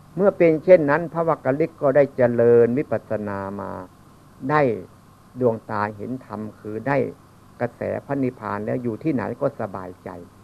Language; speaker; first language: Thai; non-native, local second language; Northeastern Thai